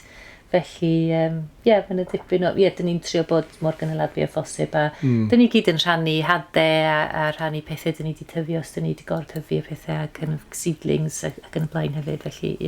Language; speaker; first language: Welsh; native; Welsh